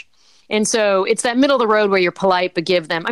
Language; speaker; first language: English; native; English